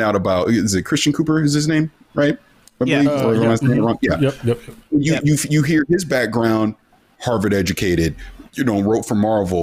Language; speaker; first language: English; native; English